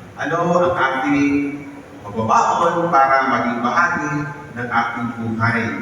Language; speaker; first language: Filipino; non-native, local second language; Cebuano